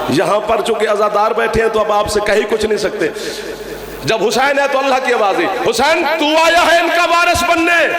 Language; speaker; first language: Urdu; non-native, local second language; Punjabi